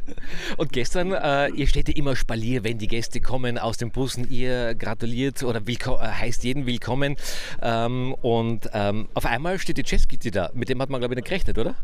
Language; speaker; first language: German; native; German